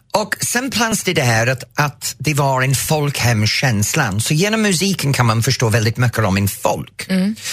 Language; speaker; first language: Swedish; non-native, fluent; English